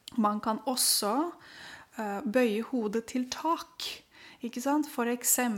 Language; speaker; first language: Norwegian; non-native, fluent; Romanian